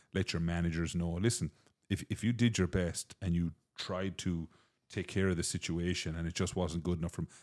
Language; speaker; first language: English; native; English